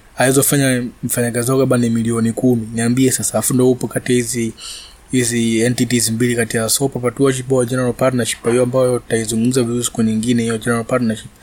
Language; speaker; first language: Swahili; native; Swahili